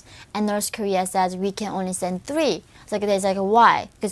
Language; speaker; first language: English; non-native, fluent; Korean